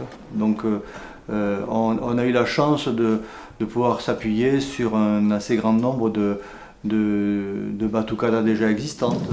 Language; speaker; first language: French; native; French